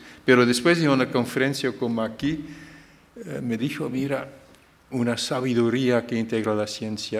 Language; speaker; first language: Spanish; non-native, fluent; Dutch